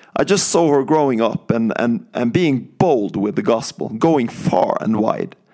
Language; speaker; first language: English; non-native, fluent; Norwegian